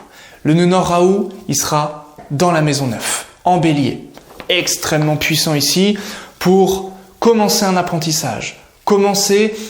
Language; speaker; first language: French; native; French